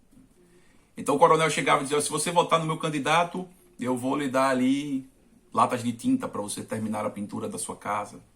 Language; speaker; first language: Portuguese; native; Portuguese